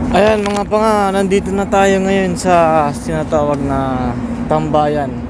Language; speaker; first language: Filipino; native; Filipino